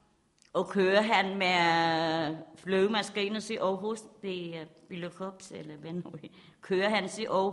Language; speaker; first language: Danish; non-native, learner; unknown